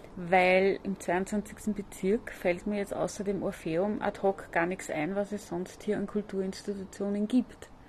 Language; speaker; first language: German; native; German